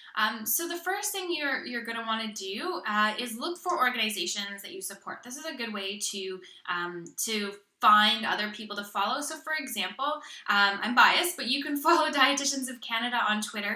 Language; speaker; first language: English; native; English